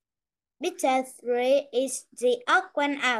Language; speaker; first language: English; non-native, learner; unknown